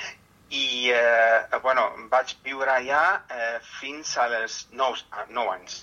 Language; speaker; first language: Catalan; non-native, fluent; Arabic